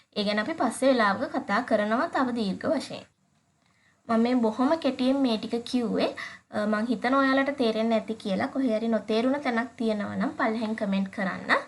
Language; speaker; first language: Sinhala; native; Sinhala